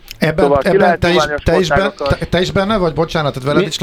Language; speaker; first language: Hungarian; native; Hungarian